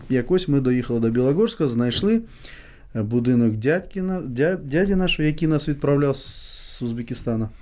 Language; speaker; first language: Ukrainian; non-native, fluent; Crimean Tatar